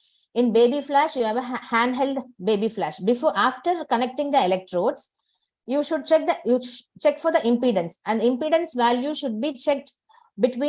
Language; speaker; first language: English; non-native, local second language; Tamil